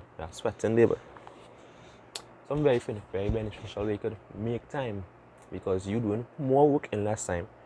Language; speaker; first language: English; native; English